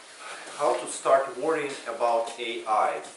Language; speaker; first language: English; non-native, fluent; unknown